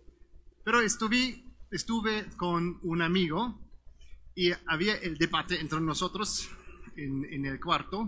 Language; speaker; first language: Spanish; non-native, fluent; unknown